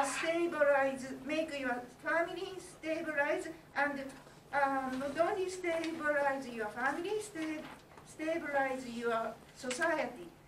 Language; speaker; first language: English; non-native, learner; Japanese